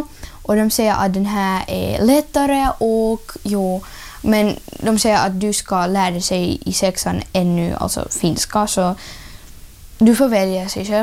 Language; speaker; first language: Swedish; non-native, learner; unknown